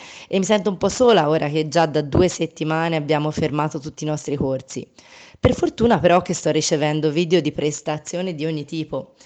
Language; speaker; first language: Italian; native; Italian